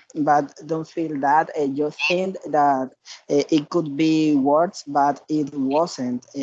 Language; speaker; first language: English; non-native, learner; Spanish